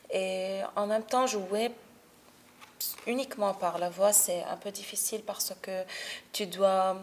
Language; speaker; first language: French; non-native, local second language; Arabic